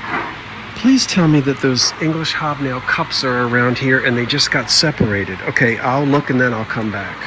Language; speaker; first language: English; native; English